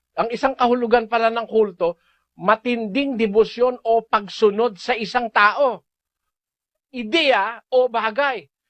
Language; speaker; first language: Filipino; native; Filipino